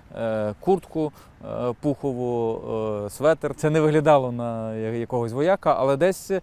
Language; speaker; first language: Ukrainian; native; Ukrainian